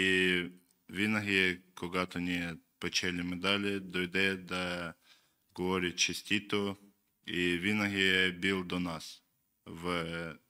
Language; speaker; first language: Bulgarian; non-native, learner; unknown